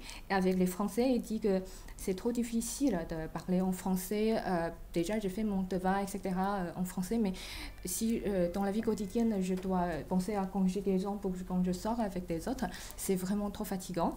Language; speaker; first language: French; non-native, fluent; Chinese